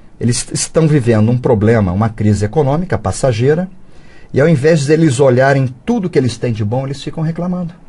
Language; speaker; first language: Portuguese; early bilingual, other home language; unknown